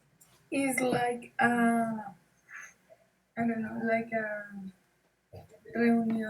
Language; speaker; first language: English; non-native, learner; Spanish